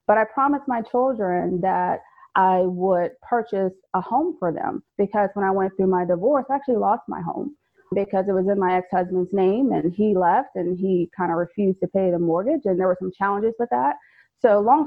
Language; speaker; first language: English; native; English